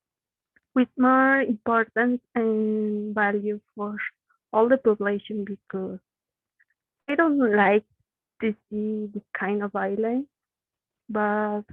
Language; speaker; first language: English; non-native, learner; Spanish